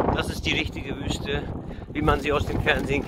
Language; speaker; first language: German; early bilingual, other home language; Turkish